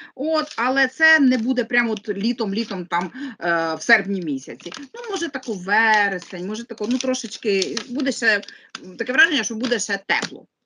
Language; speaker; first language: Ukrainian; non-native, local second language; Russian